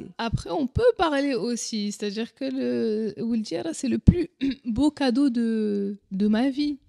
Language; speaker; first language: French; non-native, local second language; Arabic